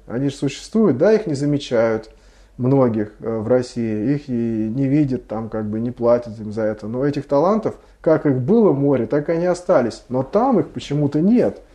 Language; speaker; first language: Russian; native; Russian